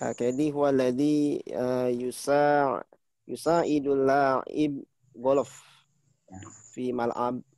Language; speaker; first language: Arabic; non-native, learner; Indonesian